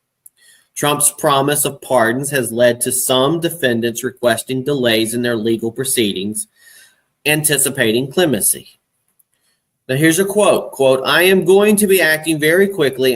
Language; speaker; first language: English; native; English